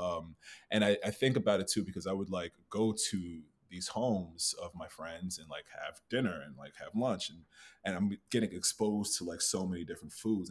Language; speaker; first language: English; native; English